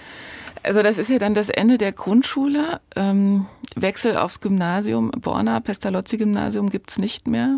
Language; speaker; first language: German; native; German